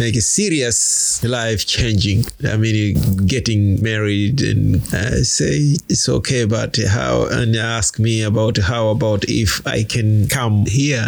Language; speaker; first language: English; non-native, local second language; Swahili